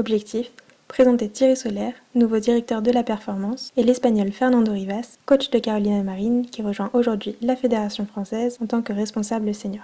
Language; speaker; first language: French; native; French